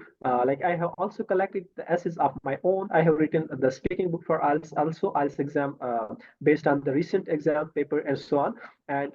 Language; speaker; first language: English; non-native, fluent; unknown